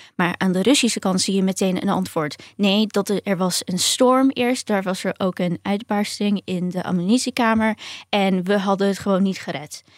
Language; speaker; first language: Dutch; early bilingual, other home language; Ukrainian